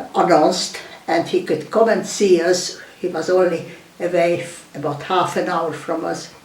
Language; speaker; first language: English; non-native, fluent; Hungarian